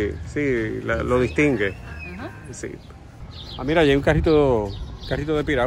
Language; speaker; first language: Spanish; native; Spanish